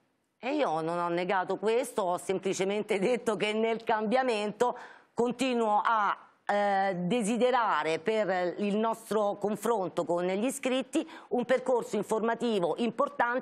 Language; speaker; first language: Italian; native; Italian